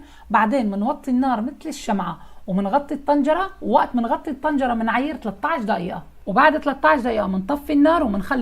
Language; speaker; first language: Arabic; native; Arabic